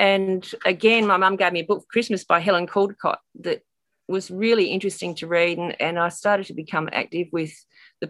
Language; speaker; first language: English; native; English